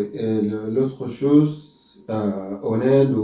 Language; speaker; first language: French; non-native, learner; Arabic